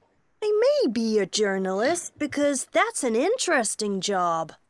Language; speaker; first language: English; non-native, learner; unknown